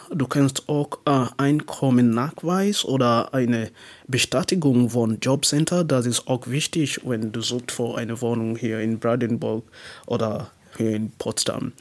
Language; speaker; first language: German; non-native, learner; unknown